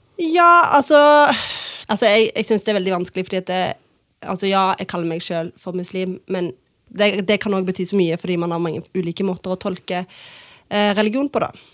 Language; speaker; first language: Norwegian; early bilingual, other home language; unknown